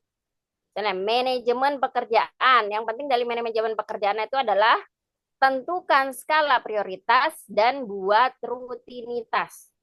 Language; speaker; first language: Indonesian; native; Indonesian